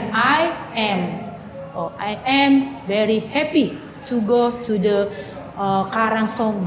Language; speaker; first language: English; non-native, learner; Indonesian